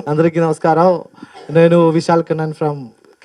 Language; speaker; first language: Telugu; non-native, learner; Malayalam